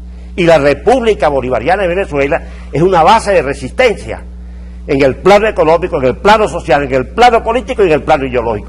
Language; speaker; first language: Spanish; native; Spanish